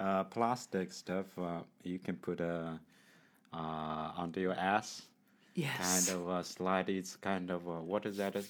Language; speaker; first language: English; non-native, learner; Chinese